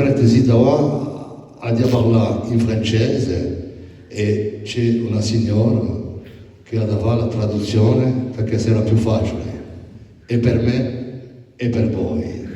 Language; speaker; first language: Italian; non-native, learner; French